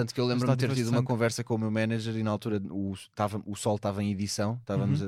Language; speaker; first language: Portuguese; native; Portuguese